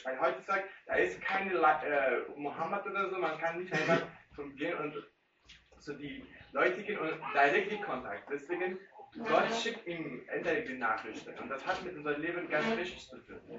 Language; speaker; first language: German; non-native, learner; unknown